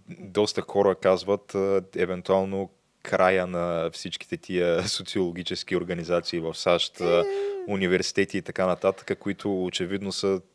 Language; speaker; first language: Bulgarian; native; Bulgarian